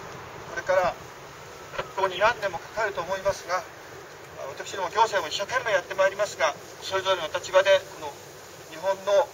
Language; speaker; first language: Japanese; native; Japanese